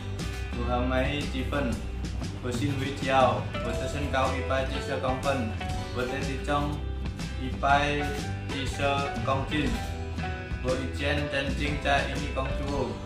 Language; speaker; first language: Chinese; non-native, learner; Indonesian